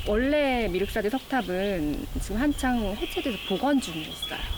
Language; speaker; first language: Korean; native; Korean